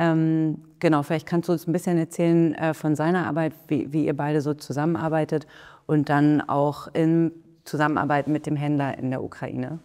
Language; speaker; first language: German; native; German